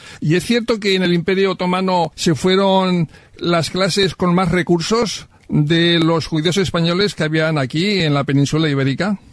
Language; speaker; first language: Spanish; native; Spanish